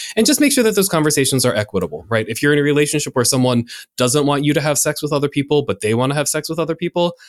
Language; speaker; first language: English; native; English